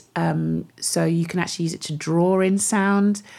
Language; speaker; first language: English; native; English